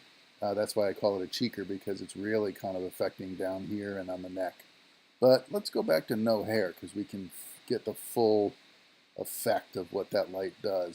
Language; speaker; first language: English; native; English